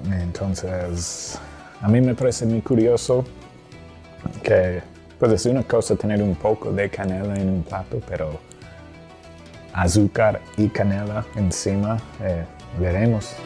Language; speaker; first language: Spanish; non-native, fluent; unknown